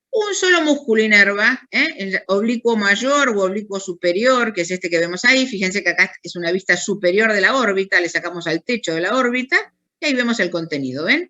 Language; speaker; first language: Spanish; native; Spanish